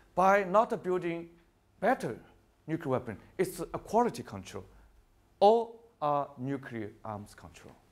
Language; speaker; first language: English; non-native, fluent; Chinese